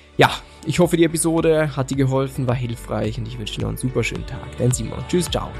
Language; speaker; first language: German; native; German